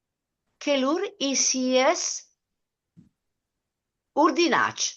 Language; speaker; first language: Italian; native; Italian